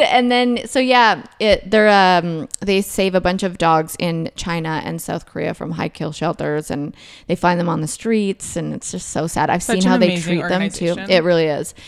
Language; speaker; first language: English; native; English